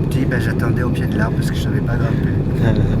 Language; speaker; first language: French; early bilingual, other home language; Vietnamese